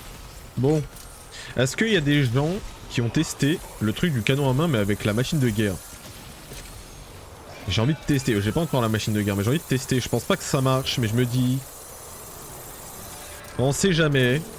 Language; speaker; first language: French; native; French